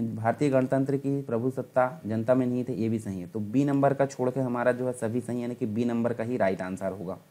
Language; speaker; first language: Hindi; native; Hindi